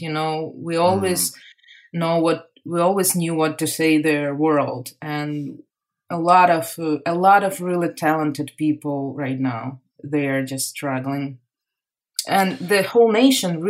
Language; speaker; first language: English; non-native, fluent; Ukrainian